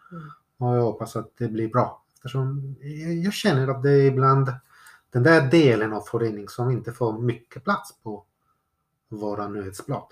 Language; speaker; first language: Swedish; non-native, fluent; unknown